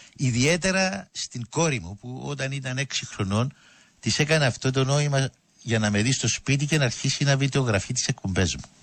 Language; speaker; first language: Greek; native; Greek